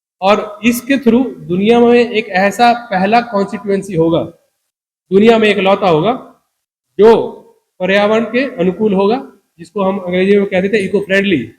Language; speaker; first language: Hindi; non-native, local second language; Punjabi